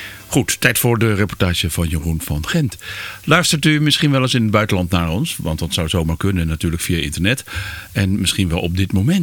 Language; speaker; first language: Dutch; native; Dutch